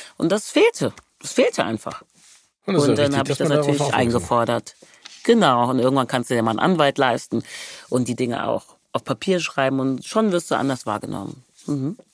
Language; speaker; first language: German; native; German